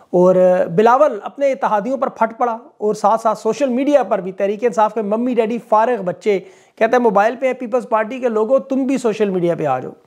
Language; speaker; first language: Urdu; native; Urdu